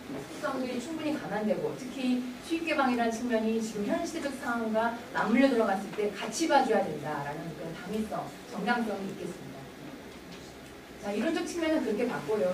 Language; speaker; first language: Korean; native; Korean